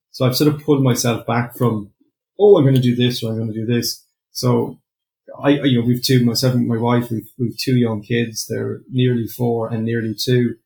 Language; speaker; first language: English; native; English